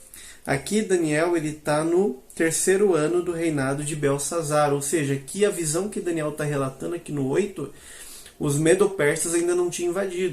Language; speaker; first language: Portuguese; native; Portuguese